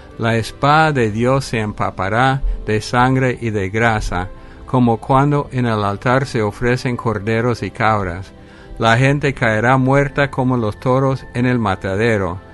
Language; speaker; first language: Spanish; non-native, fluent; English